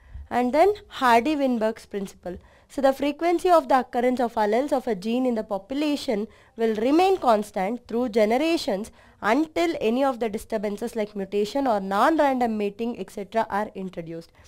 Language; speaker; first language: English; non-native, local second language; Kannada